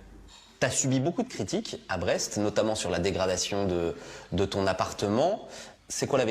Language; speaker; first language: French; native; French